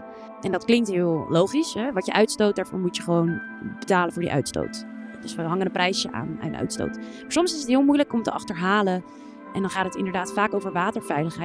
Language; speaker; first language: Dutch; native; Dutch